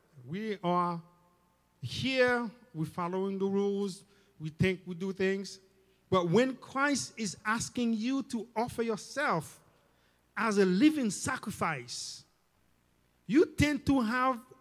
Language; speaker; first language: English; non-native, fluent; Haitian Creole